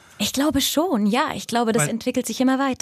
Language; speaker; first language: German; native; German